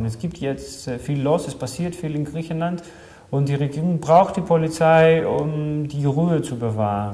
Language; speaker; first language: German; non-native, fluent; Greek